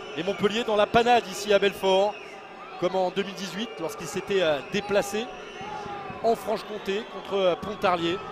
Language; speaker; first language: French; native; French